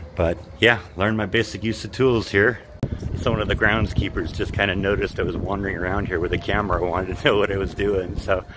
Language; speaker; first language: English; native; English